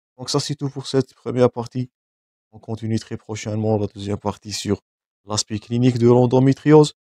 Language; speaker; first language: French; non-native, local second language; Arabic